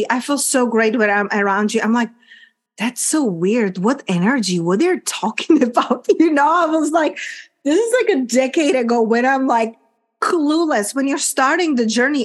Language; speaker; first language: English; non-native, fluent; Czech